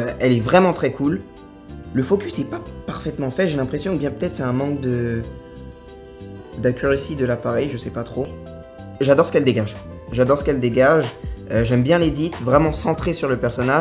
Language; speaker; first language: French; native; French